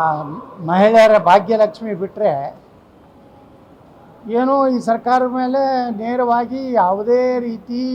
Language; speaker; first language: Kannada; native; Kannada